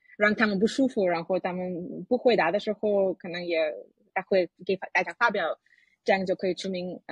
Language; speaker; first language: Chinese; non-native, fluent; Russian